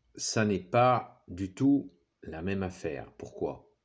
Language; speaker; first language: French; native; French